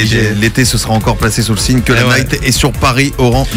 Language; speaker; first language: French; native; French